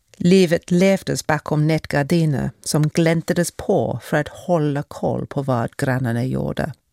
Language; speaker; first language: Swedish; non-native, fluent; English